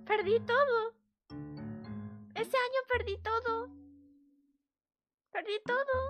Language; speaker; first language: Spanish; non-native, fluent; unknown